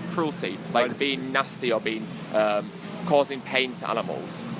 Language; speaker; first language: English; native; English